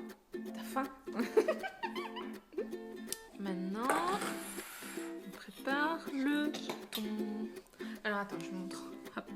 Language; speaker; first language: French; native; French